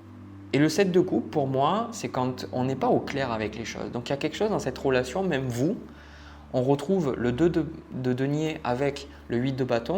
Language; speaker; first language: French; native; French